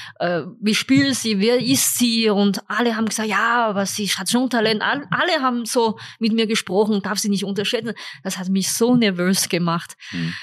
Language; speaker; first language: German; non-native, fluent; Chinese